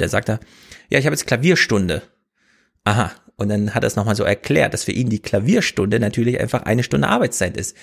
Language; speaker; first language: German; native; German